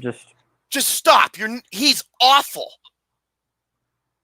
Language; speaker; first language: English; native; English